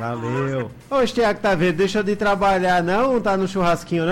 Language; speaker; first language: Portuguese; native; Portuguese